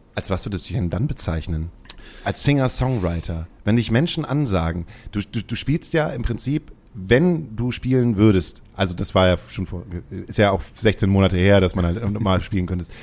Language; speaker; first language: German; native; German